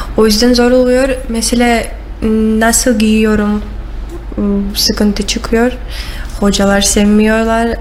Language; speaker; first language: Turkish; non-native, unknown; Russian